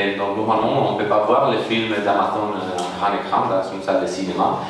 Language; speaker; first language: French; non-native, fluent; Spanish